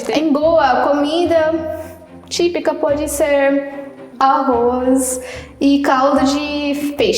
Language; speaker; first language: Portuguese; non-native, fluent; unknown